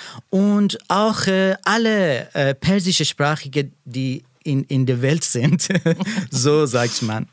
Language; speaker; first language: German; non-native, learner; Persian